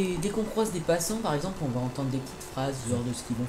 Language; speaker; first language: French; native; French